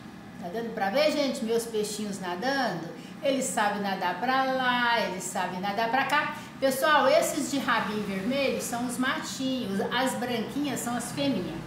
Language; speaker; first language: Portuguese; native; Portuguese